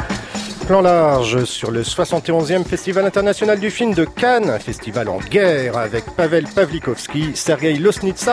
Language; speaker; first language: French; native; French